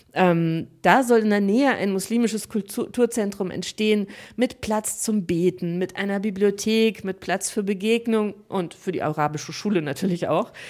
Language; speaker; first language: German; native; German